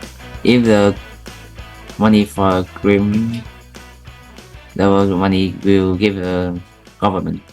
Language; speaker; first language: English; non-native, learner; Vietnamese